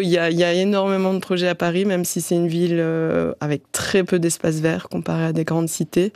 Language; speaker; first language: French; native; French